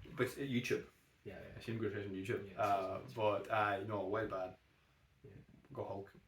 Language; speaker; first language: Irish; native; Irish